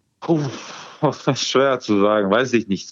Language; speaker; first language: German; non-native, learner; Croatian